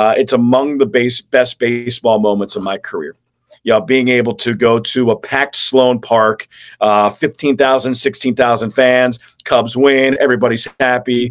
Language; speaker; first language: English; native; English